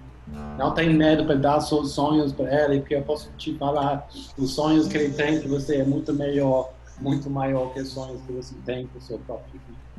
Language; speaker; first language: Portuguese; non-native, fluent; English